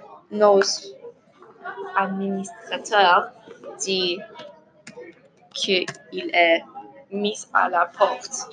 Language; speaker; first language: French; non-native, learner; English